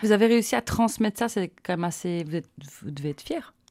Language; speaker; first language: French; native; French